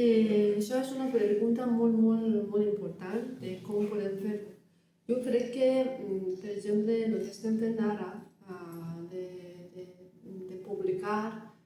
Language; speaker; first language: Catalan; non-native, learner; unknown